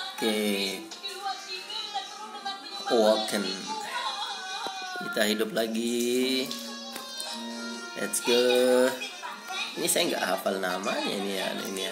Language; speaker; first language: Indonesian; native; Indonesian